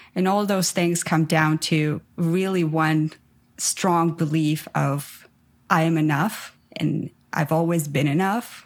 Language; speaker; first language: English; non-native, fluent; Ukrainian